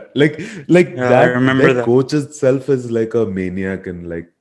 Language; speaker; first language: English; non-native, local second language; Hindi